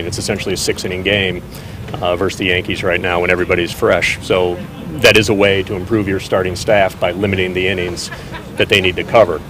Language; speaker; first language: English; native; English